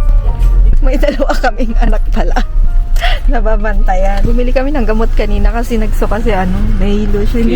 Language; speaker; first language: Filipino; native; Filipino